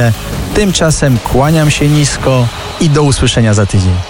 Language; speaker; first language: Polish; native; Polish